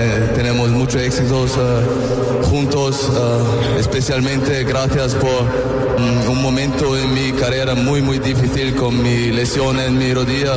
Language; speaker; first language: Spanish; non-native, learner; German